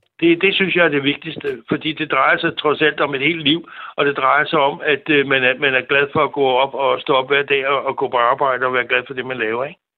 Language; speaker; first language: Danish; native; Danish